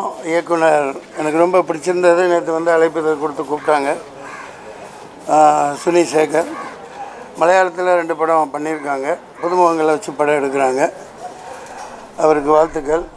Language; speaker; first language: Tamil; native; Tamil